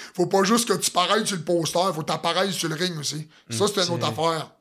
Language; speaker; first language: French; native; French